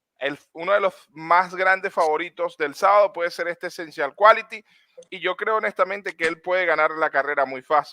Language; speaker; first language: Spanish; native; Spanish